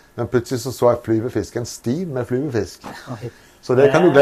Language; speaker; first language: Norwegian; native; Norwegian